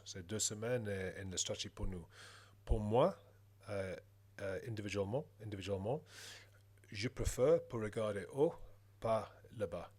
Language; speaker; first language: French; non-native, learner; English